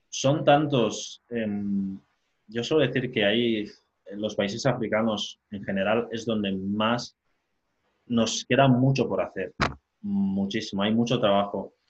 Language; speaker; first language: Spanish; non-native, local second language; Fang